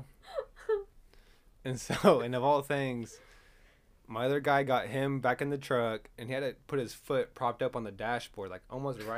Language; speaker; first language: English; native; English